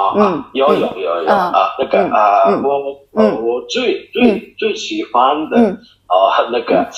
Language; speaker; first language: Chinese; non-native, fluent; Japanese